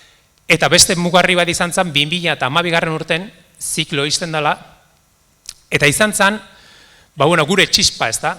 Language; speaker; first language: Basque; native; Basque